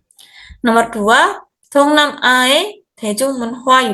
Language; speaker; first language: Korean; non-native, fluent; Indonesian